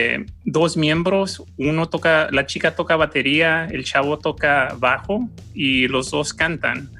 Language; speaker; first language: Spanish; early bilingual, heritage; Spanish